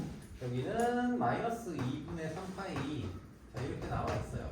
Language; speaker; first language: Korean; native; Korean